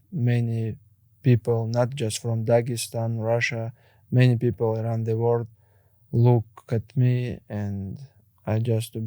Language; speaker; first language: English; non-native, learner; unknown